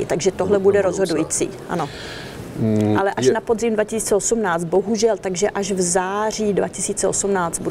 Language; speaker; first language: Czech; early bilingual, heritage; Czech